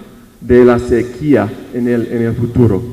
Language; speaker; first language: Spanish; non-native, fluent; English